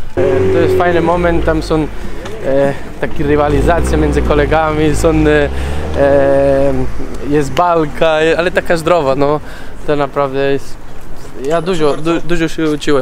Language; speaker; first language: Polish; non-native, learner; Spanish